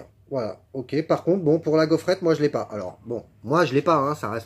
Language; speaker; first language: French; native; French